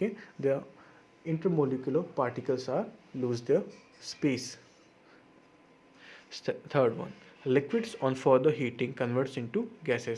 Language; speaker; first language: English; non-native, local second language; Hindi